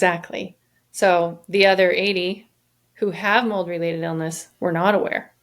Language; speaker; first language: English; native; English